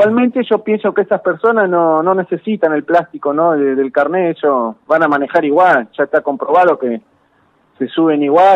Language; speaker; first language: Spanish; native; Spanish